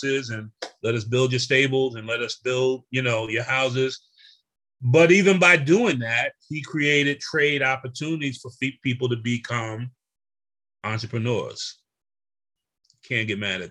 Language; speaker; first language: English; native; English